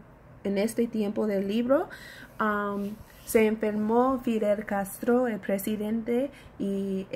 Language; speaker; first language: Spanish; non-native, learner; English